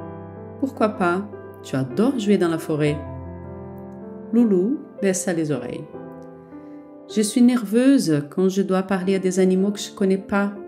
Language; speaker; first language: French; non-native, fluent; Portuguese